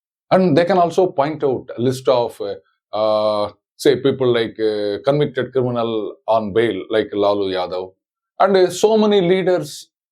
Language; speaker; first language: English; non-native, local second language; Tamil